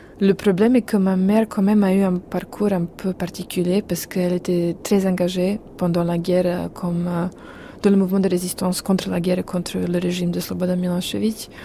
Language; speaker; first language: French; non-native, fluent; Serbian